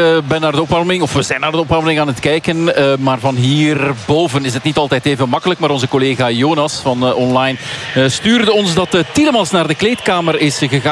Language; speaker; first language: Dutch; native; Dutch